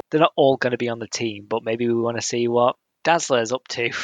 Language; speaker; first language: English; native; English